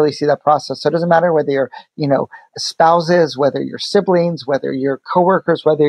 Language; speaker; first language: English; native; English